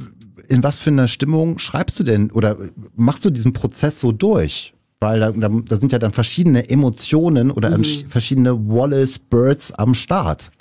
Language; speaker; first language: German; native; German